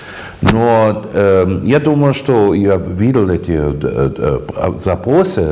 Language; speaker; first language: Russian; non-native, fluent; German